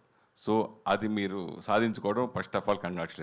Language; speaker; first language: Telugu; native; Telugu